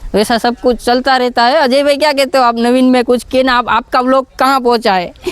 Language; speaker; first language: Hindi; non-native, local second language; Gujarati